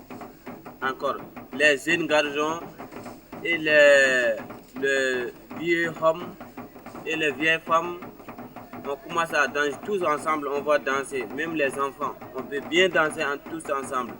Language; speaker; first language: French; non-native, learner; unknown